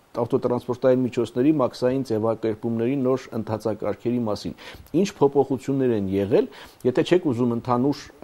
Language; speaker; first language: Armenian; native; Armenian